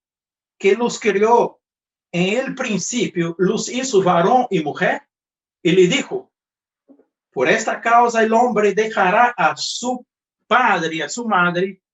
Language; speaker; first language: Spanish; non-native, fluent; Portuguese